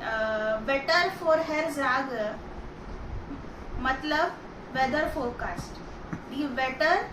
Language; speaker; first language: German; non-native, fluent; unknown